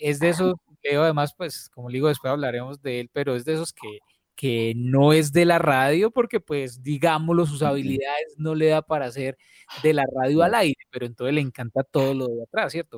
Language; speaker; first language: Spanish; native; Spanish